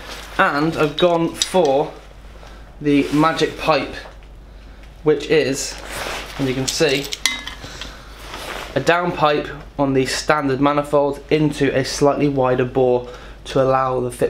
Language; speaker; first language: English; native; English